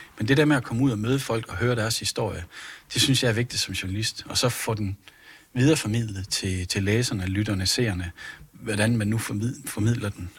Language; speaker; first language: Danish; native; Danish